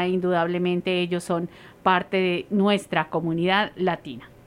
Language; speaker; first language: Spanish; native; Spanish